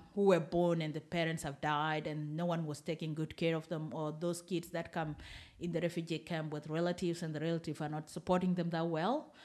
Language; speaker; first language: English; non-native, fluent; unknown